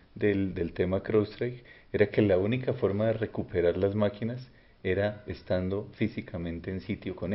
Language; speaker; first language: Spanish; native; Spanish